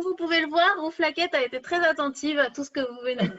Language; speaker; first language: French; native; French